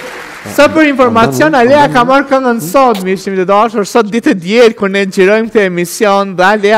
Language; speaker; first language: Albanian; native; Albanian